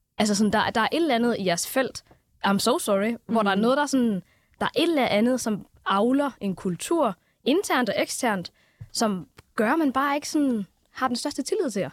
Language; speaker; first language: Danish; early bilingual, other home language; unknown